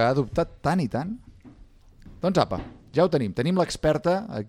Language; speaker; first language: Catalan; native; Catalan